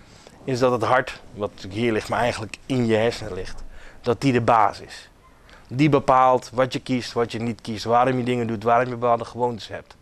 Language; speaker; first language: Dutch; native; Dutch